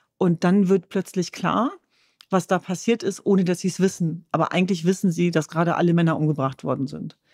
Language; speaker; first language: German; early bilingual, other home language; Kurdish